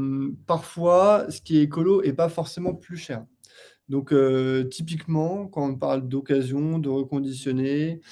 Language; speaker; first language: French; native; French